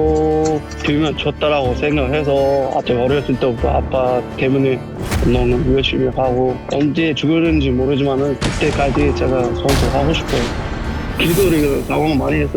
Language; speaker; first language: Korean; non-native, learner; Uzbek